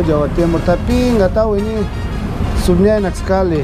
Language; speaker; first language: Indonesian; non-native, learner; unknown